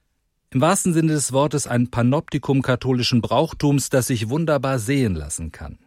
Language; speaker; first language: German; native; German